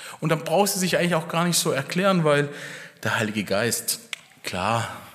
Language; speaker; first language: German; early bilingual, other home language; Italian